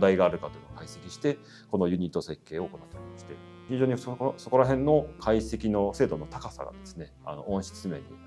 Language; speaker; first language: Japanese; native; Japanese